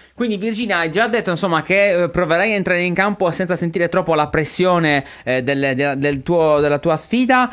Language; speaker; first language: Italian; native; Italian